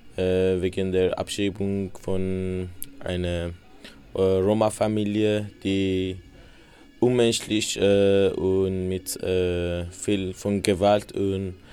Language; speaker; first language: German; non-native, learner; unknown